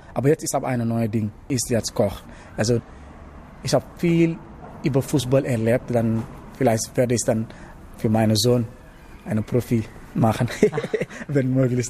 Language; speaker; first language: German; non-native, learner; Wolof